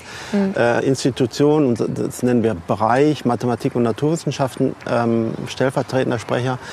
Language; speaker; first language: German; native; German